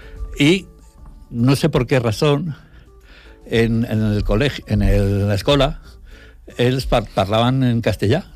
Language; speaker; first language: Catalan; non-native, learner; Spanish